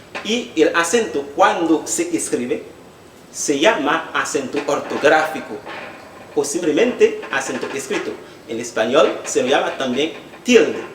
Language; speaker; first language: Spanish; non-native, fluent; Haitian Creole